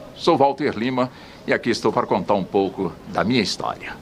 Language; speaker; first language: Portuguese; native; Portuguese